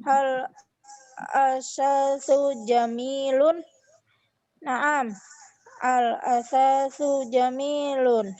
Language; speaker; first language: Arabic; non-native, learner; Indonesian